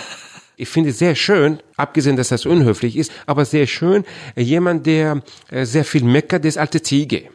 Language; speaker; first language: German; non-native, fluent; Persian